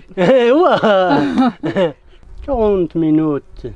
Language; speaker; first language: French; non-native, learner; Arabic